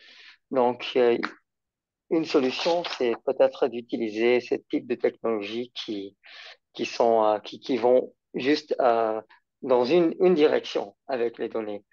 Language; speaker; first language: French; non-native, fluent; English